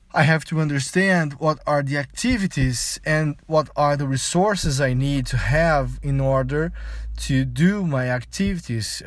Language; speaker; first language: English; non-native, fluent; Portuguese